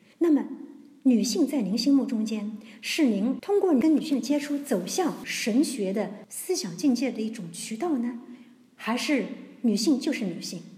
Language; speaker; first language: Chinese; native; Chinese